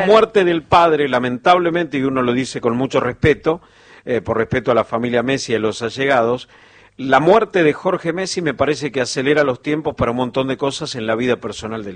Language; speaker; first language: Spanish; native; Spanish